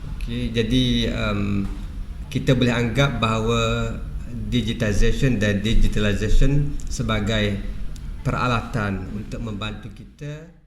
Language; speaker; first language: Malay; native; Malay